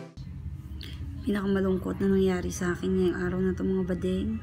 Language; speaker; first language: Filipino; native; Filipino